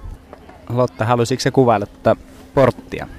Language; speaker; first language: Finnish; native; Finnish